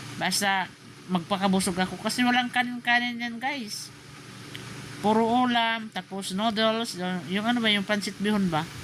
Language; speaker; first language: Filipino; non-native, local second language; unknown